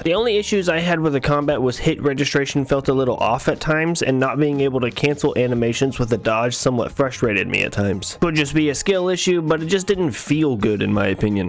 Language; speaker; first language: English; native; English